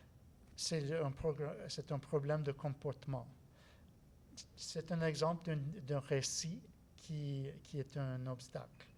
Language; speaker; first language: French; non-native, learner; English